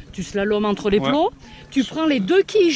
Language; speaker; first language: French; native; French